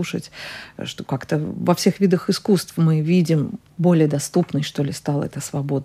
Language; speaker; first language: Russian; native; Russian